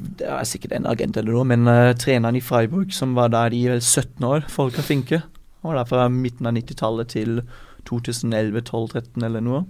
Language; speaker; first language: Norwegian; non-native, fluent; German